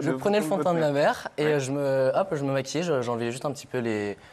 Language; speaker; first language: French; native; French